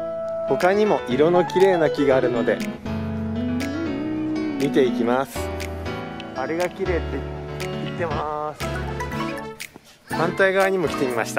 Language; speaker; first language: Japanese; native; Japanese